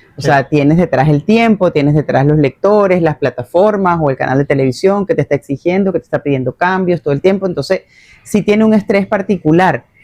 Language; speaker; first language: Spanish; native; Spanish